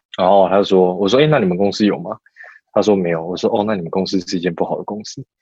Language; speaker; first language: Chinese; native; Chinese